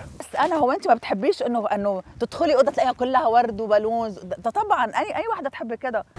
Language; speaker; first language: Arabic; native; Arabic